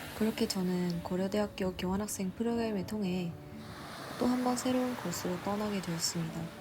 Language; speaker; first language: Korean; non-native, fluent; Vietnamese